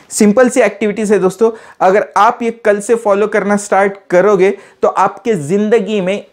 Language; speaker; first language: Hindi; non-native, local second language; Marathi